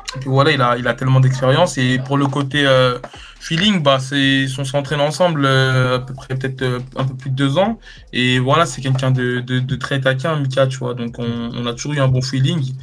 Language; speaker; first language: French; native; French